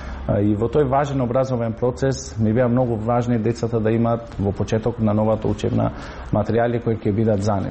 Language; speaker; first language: Macedonian; non-native, local second language; Albanian